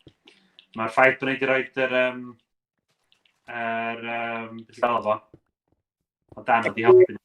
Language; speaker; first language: Welsh; native; Welsh